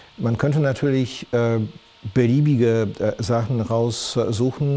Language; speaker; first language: German; non-native, fluent; Polish